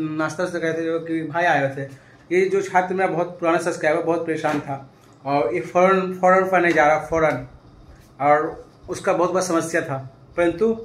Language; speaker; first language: Hindi; native; Hindi